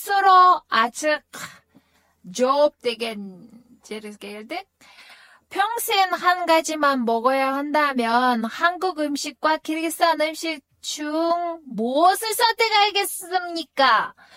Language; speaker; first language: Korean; non-native, fluent; Kyrgyz